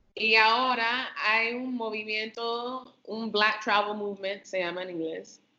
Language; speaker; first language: Spanish; early bilingual, heritage; Spanish